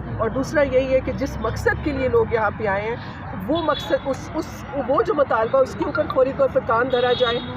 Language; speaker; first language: Urdu; non-native, local second language; Punjabi